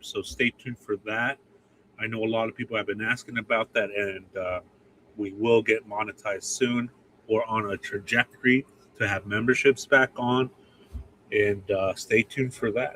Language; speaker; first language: English; native; English